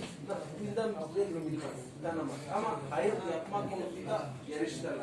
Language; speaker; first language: Turkish; non-native, fluent; Somali